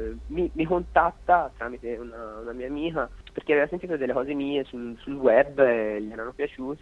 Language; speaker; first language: Italian; native; Italian